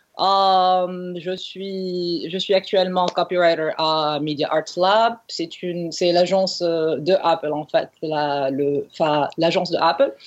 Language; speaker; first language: French; non-native, local second language; Arabic